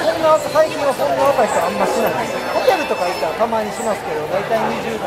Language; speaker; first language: Japanese; native; Japanese